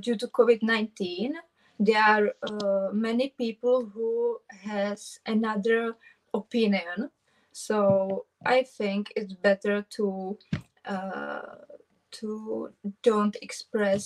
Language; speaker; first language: English; non-native, learner; Czech